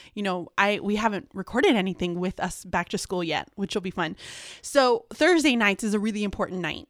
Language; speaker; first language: English; early bilingual, other home language; Spanish